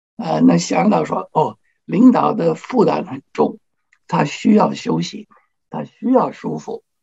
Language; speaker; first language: Chinese; non-native, fluent; English